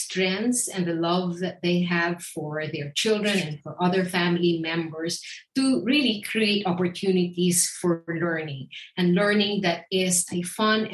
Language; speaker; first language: English; non-native, local second language; Filipino